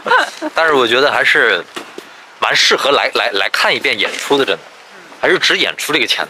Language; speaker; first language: Chinese; native; Chinese